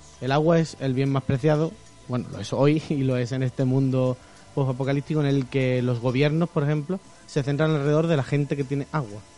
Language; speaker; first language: Spanish; native; Spanish